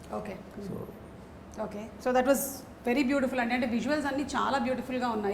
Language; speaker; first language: Telugu; native; Telugu